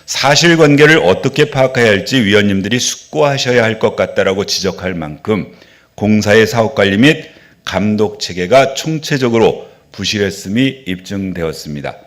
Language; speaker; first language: Korean; native; Korean